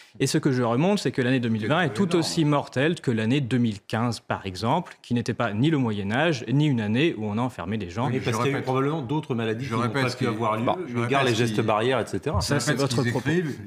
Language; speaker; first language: French; native; French